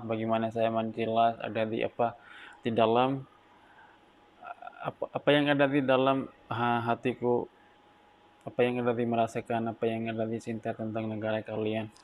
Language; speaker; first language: Indonesian; non-native, learner; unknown